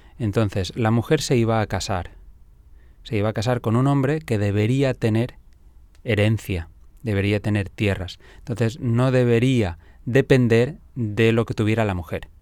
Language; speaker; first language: Spanish; non-native, local second language; Catalan